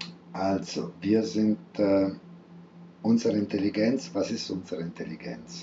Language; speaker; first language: German; non-native, fluent; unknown